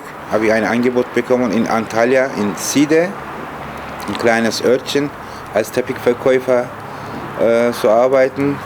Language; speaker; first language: German; non-native, fluent; Turkish